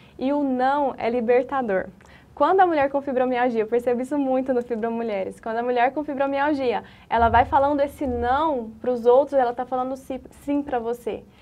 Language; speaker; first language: Portuguese; native; Portuguese